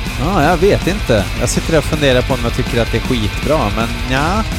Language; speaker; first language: Swedish; native; Swedish